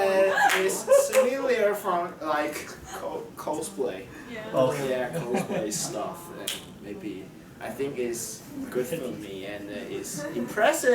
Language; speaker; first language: English; non-native, learner; Chinese